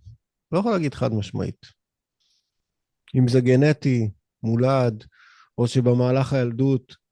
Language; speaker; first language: Hebrew; native; Hebrew